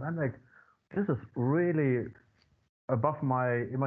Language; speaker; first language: English; non-native, fluent; German